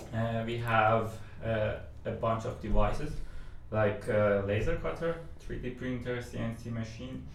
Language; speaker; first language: English; non-native, fluent; Persian